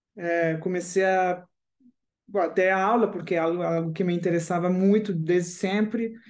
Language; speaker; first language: Portuguese; non-native, fluent; French